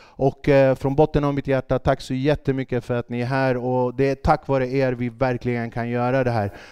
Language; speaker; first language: Swedish; early bilingual, other home language; Kurdish